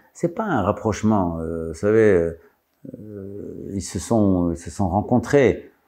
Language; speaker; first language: French; non-native, local second language; Arabic